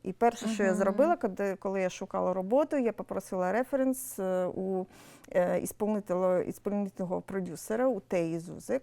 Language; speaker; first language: Ukrainian; non-native, local second language; Russian